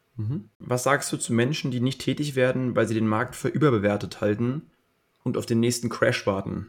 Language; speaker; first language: German; native; German